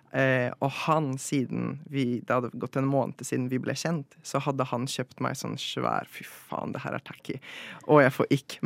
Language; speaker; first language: Norwegian; early bilingual, other home language; Polish